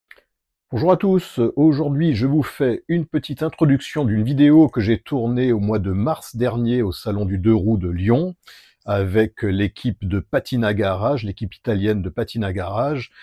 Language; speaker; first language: French; native; French